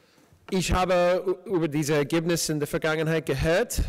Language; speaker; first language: German; non-native, fluent; English